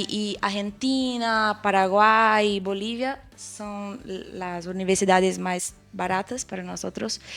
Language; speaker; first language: Spanish; non-native, fluent; Portuguese